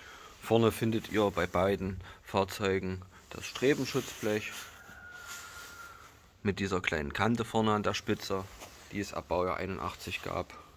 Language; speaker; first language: German; native; German